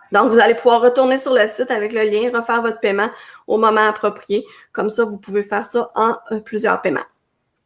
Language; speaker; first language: French; native; French